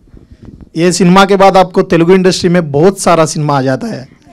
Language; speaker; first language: Hindi; non-native, local second language; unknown